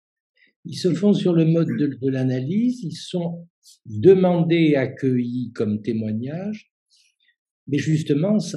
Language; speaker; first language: French; native; French